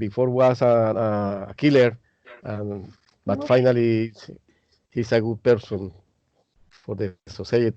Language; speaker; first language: English; non-native, learner; Spanish